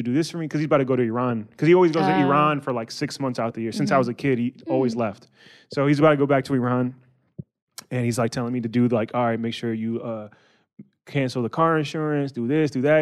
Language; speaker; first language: English; native; English